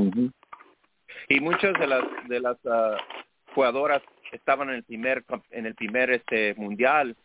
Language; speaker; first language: Spanish; early bilingual, heritage; Spanish